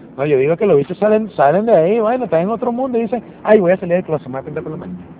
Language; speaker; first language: Spanish; native; Spanish